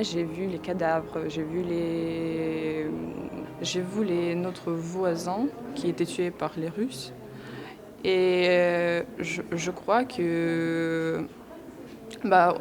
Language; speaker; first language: French; non-native, fluent; Ukrainian